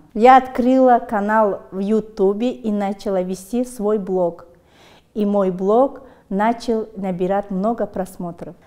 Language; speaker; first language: Russian; non-native, local second language; Tajik